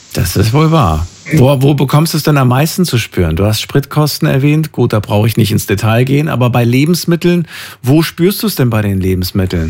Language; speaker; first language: German; native; German